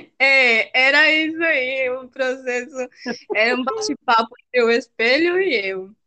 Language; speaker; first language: Portuguese; non-native, fluent; Spanish